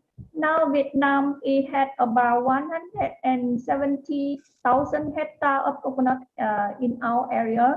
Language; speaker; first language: English; non-native, learner; Vietnamese